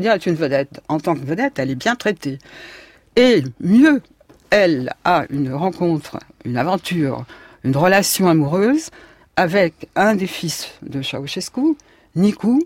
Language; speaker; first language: French; native; French